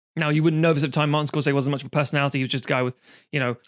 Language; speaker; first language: English; native; English